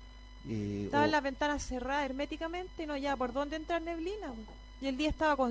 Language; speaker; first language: Spanish; native; Spanish